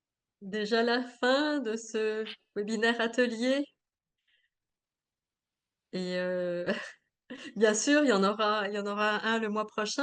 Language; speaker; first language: French; native; French